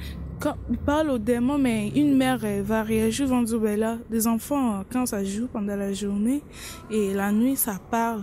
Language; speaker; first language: French; non-native, local second language; Lingala